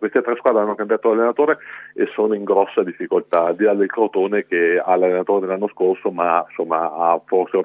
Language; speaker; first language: Italian; native; Italian